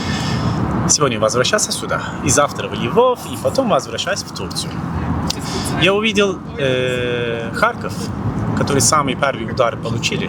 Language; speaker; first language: Russian; non-native, learner; Turkish